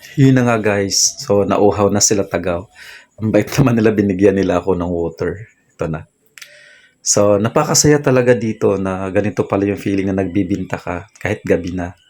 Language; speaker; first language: Filipino; native; Filipino